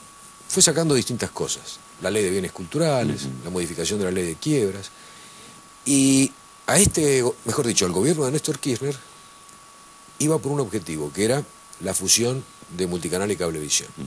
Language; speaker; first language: Spanish; native; Spanish